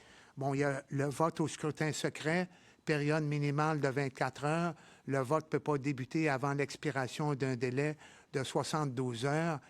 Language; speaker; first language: French; native; French